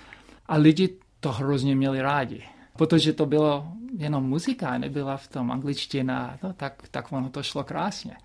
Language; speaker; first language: Czech; early bilingual, heritage; Czech